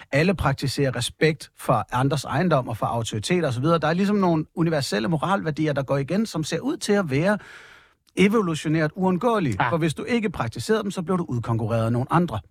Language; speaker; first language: Danish; native; Danish